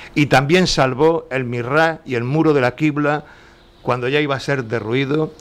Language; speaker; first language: Spanish; native; Spanish